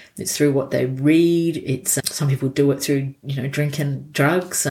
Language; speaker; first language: English; native; English